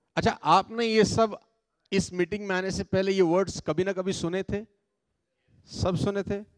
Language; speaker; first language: Hindi; native; Hindi